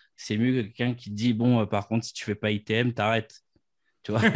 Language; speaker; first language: French; native; French